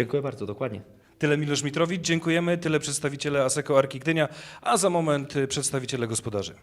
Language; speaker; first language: Polish; native; Polish